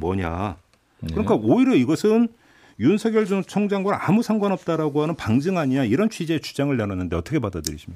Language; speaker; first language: Korean; native; Korean